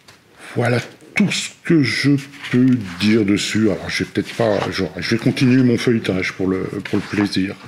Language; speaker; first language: French; native; French